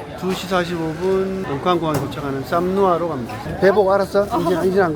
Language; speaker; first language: Korean; native; Korean